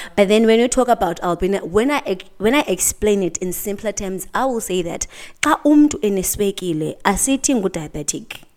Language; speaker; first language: English; non-native, local second language; Xhosa